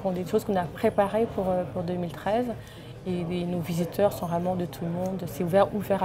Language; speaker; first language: French; early bilingual, other home language; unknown